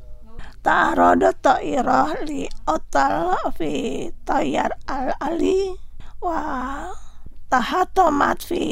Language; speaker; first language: Arabic; non-native, fluent; Indonesian